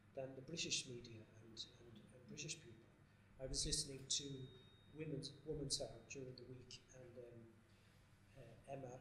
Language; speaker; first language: English; native; English